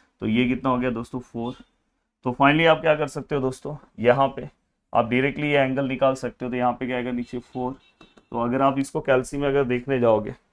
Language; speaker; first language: Hindi; non-native, local second language; Marathi